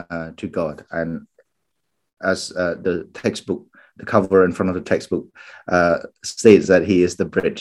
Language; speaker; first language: English; non-native, fluent; Khmer